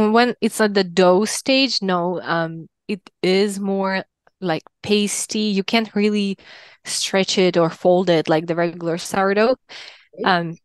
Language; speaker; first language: English; non-native, fluent; Russian